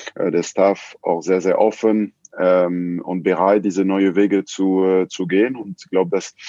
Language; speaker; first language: German; non-native, fluent; French